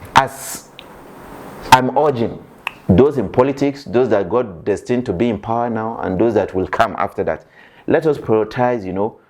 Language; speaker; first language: English; non-native, local second language; Yoruba